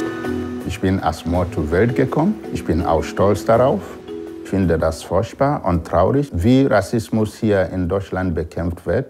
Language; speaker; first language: German; non-native, fluent; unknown